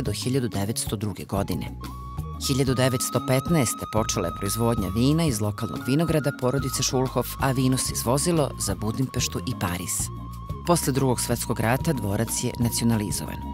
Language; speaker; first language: Serbian; native; Serbian